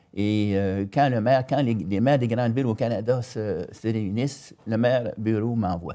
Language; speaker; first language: French; native; French